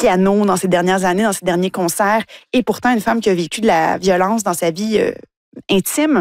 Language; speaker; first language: French; native; French